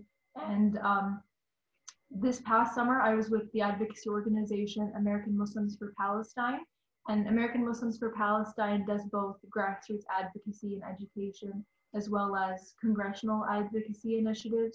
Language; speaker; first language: English; native; English